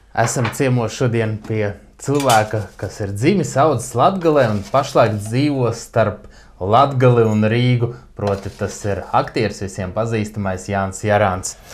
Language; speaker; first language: Latvian; native; Latvian